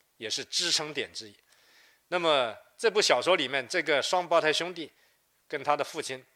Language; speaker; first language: Chinese; native; Chinese